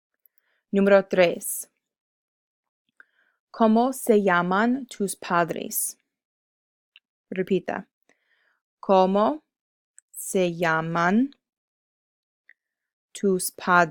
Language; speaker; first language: Spanish; non-native, fluent; English